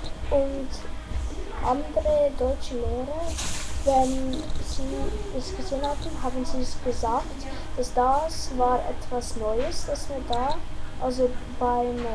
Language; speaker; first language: German; non-native, learner; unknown